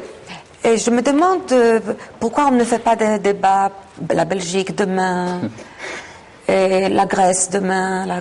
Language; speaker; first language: French; non-native, fluent; Hebrew